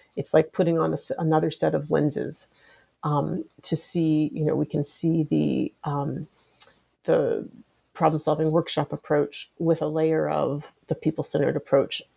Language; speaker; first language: English; native; English